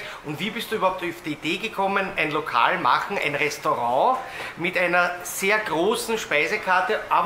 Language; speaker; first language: German; native; German